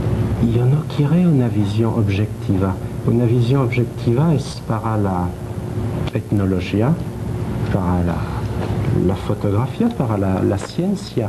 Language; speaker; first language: Spanish; non-native, learner; French